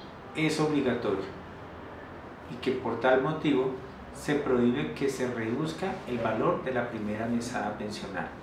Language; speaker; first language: Spanish; native; Spanish